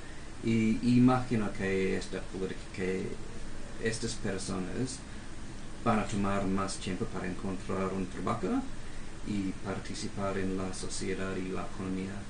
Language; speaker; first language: Spanish; non-native, fluent; English